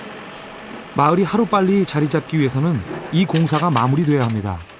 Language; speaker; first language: Korean; native; Korean